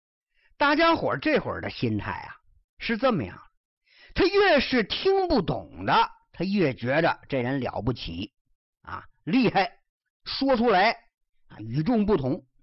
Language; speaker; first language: Chinese; native; Chinese